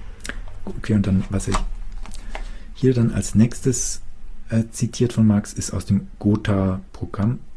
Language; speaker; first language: German; native; German